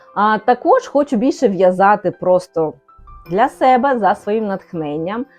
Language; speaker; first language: Ukrainian; non-native, local second language; Russian